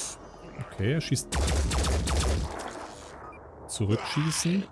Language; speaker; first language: German; native; German